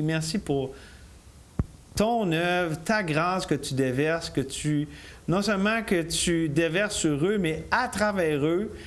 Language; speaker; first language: French; native; French